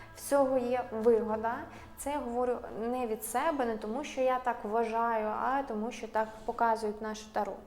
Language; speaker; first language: Ukrainian; non-native, local second language; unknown